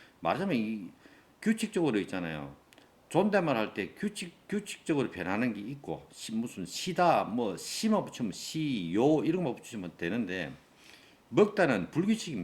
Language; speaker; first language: Korean; native; Korean